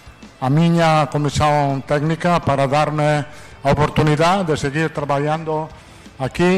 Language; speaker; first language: Portuguese; non-native, fluent; Italian